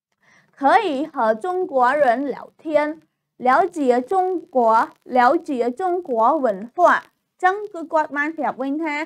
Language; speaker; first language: Chinese; non-native, fluent; Khmer